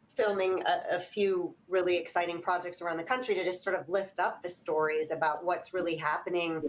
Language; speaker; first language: English; native; English